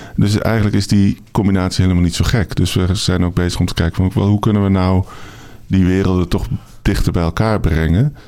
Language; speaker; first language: Dutch; native; Dutch